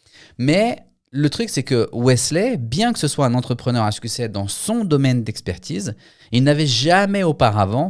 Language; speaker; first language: French; native; French